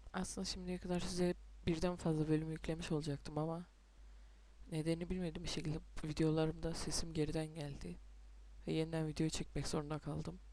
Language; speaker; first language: Turkish; native; Turkish